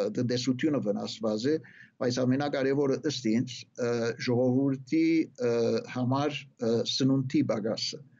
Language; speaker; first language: Armenian; early bilingual, heritage; Armenian